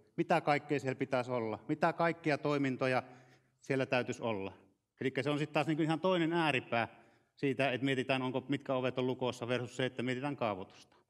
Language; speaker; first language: Finnish; native; Finnish